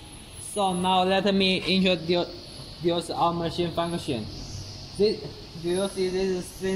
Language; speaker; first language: English; non-native, learner; Chinese